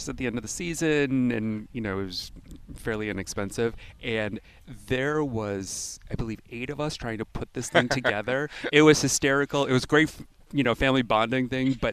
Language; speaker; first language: English; native; English